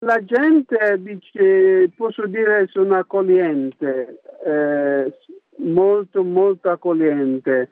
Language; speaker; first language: Italian; non-native, local second language; English